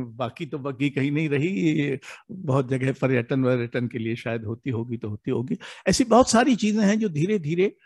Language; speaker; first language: Hindi; native; Hindi